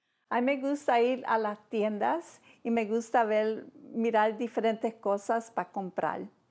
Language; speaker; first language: Spanish; early bilingual, heritage; Spanish